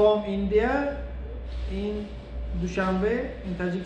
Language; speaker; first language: English; non-native, learner; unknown